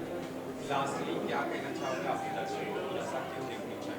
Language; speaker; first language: Hindi; native; Hindi